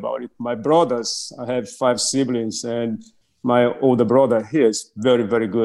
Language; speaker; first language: English; non-native, fluent; Portuguese